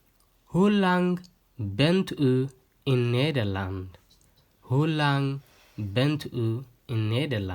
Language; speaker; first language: Dutch; non-native, learner; Tigrinya